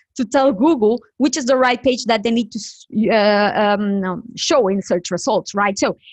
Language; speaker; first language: English; non-native, fluent; Spanish